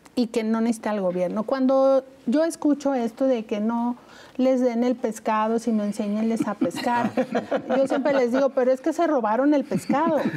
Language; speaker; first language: Spanish; native; Spanish